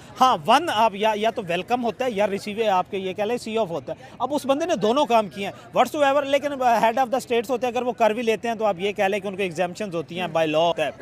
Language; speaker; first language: Urdu; non-native, local second language; Punjabi